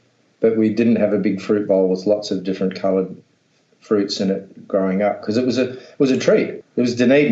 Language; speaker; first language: English; native; English